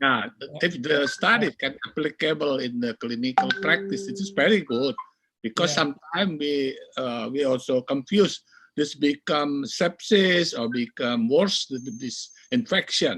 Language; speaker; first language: English; non-native, learner; Indonesian